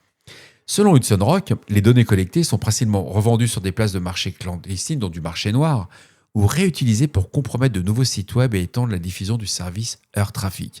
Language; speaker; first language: French; native; French